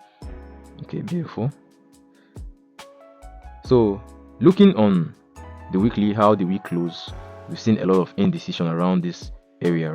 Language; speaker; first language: English; native; English